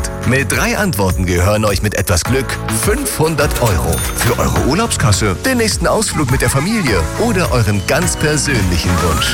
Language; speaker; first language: German; native; German